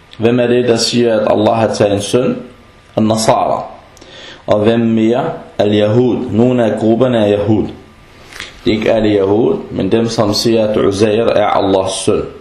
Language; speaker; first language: Danish; non-native, fluent; Arabic